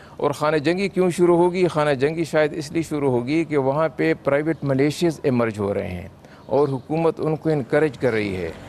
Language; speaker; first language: Urdu; non-native, local second language; Pashto